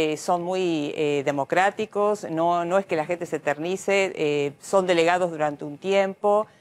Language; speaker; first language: Spanish; early bilingual, heritage; Spanish